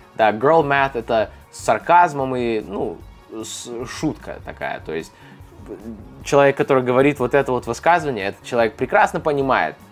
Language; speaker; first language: Russian; native; Russian